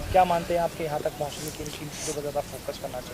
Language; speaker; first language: Hindi; native; Hindi